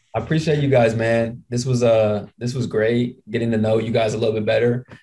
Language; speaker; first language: English; native; English